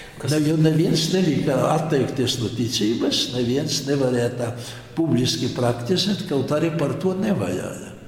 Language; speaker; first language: Latvian; non-native, local second language; Polish